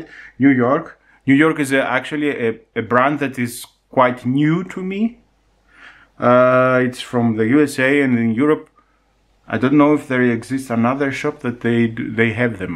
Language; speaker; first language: English; non-native, fluent; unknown